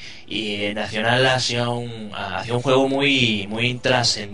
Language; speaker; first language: Spanish; native; Spanish